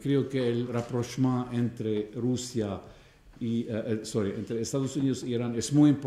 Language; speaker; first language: Spanish; non-native, fluent; Arabic